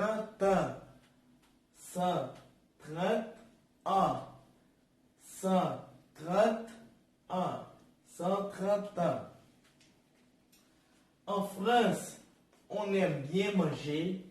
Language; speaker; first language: French; non-native, learner; Portuguese